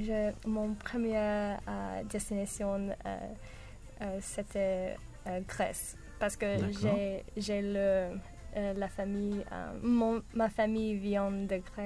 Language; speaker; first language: French; non-native, learner; English